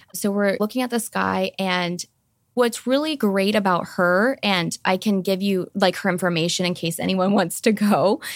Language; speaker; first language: English; native; English